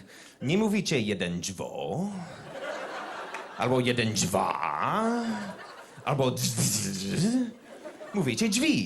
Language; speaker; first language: Polish; non-native, learner; English